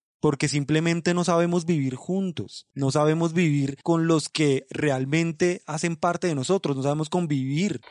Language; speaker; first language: Spanish; native; Spanish